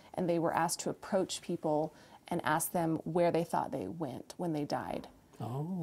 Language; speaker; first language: English; native; English